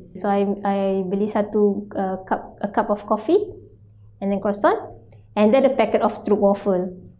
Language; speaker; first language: English; non-native, local second language; Malay